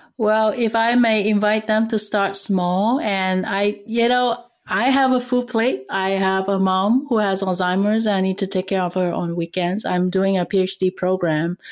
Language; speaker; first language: English; non-native, fluent; Cantonese